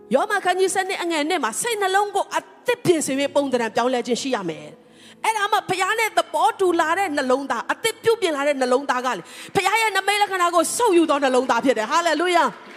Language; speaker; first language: Burmese; non-native, local second language; Tedim Chin